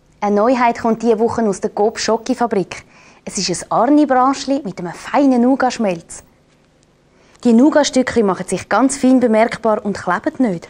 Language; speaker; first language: German; native; German